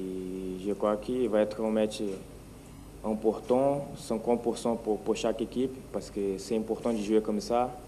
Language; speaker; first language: French; non-native, fluent; Portuguese